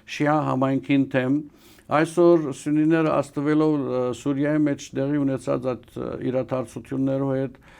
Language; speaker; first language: Armenian; early bilingual, heritage; Armenian